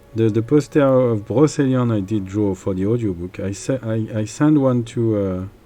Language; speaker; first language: English; non-native, fluent; French